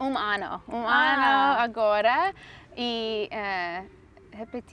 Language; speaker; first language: Portuguese; non-native, learner; English